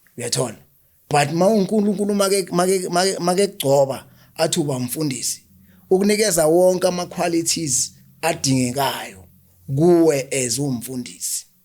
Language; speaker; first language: Zulu; native; Zulu